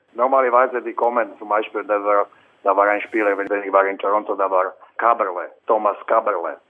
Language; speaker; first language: German; non-native, fluent; Slovak